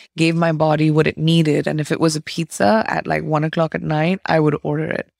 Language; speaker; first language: English; non-native, local second language; Hindi